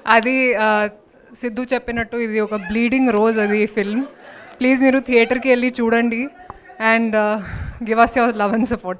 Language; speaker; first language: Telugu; non-native, local second language; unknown